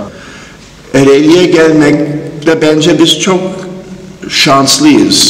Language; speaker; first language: Turkish; non-native, fluent; English